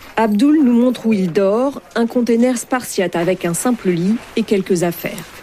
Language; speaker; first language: French; native; French